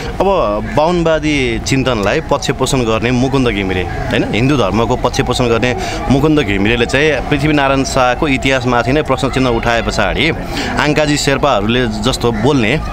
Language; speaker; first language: Nepali; native; Nepali